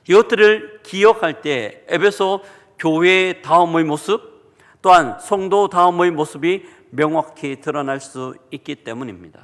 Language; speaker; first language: Korean; native; Korean